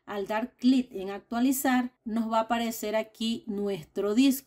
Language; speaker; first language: Spanish; native; Spanish